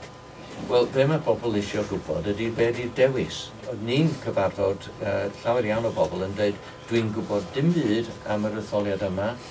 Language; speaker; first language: Welsh; non-native, local second language; English